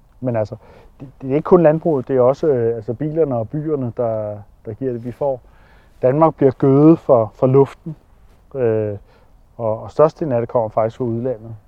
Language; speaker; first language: Danish; native; Danish